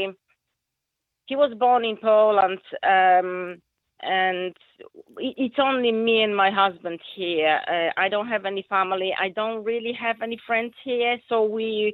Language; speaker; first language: English; non-native, fluent; Polish